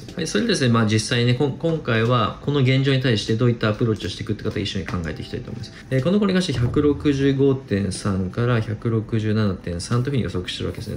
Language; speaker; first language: Japanese; native; Japanese